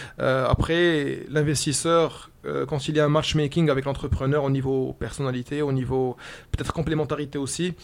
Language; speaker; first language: French; non-native, local second language; Arabic